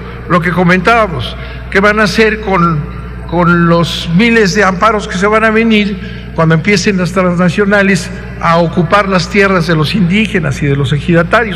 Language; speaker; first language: Spanish; native; Spanish